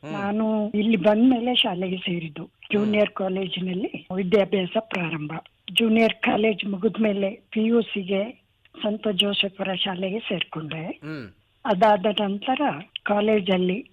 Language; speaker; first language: Kannada; non-native, local second language; Kodava